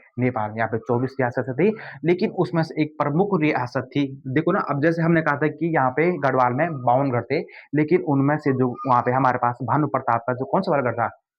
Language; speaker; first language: Hindi; native; Hindi